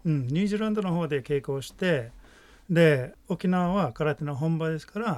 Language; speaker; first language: Japanese; non-native, fluent; English